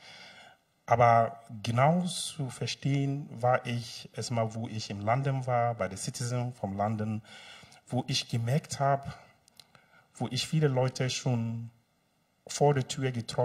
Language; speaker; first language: German; non-native, fluent; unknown